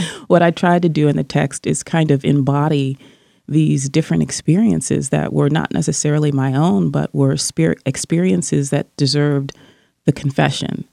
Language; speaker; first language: English; native; English